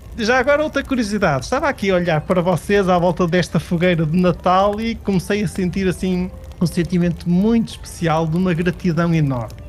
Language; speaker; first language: Portuguese; early bilingual, heritage; Portuguese